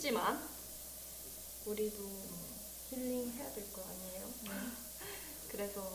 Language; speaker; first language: Korean; early bilingual, heritage; Korean